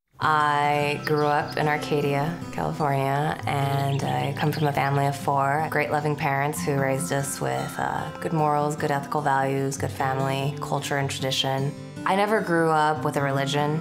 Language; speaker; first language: English; native; English